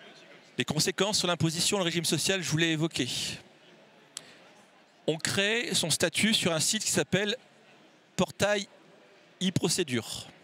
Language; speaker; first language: French; native; French